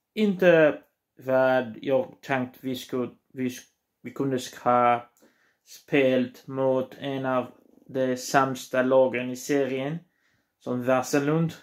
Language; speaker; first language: Swedish; non-native, learner; Portuguese